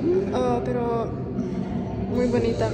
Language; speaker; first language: Spanish; non-native, learner; Finnish